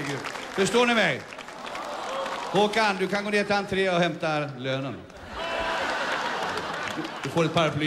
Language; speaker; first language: Swedish; native; Swedish